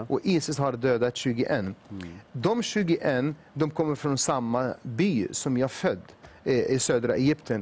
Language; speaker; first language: Swedish; non-native, fluent; Arabic